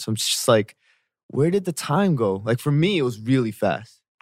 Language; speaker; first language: English; early bilingual, other home language; Korean